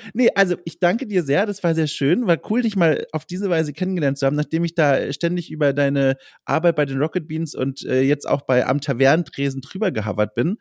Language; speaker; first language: German; native; German